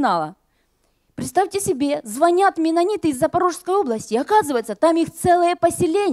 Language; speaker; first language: Russian; native; Russian